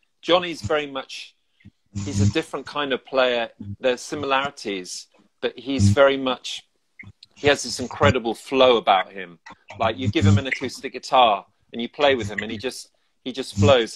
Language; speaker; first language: English; native; English